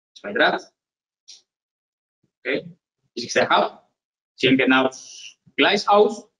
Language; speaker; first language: German; non-native, learner; Spanish